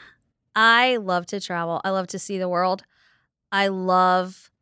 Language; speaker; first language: English; native; English